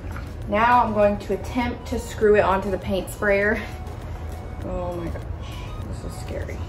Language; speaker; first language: English; native; English